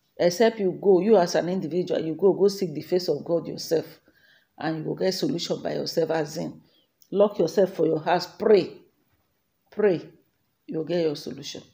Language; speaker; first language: Nigerian Pidgin; non-native, local second language; Igbo